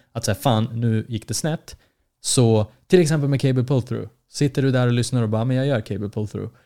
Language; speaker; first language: Swedish; early bilingual, other home language; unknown